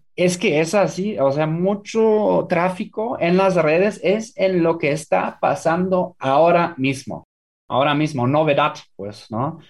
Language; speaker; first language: Spanish; non-native, fluent; German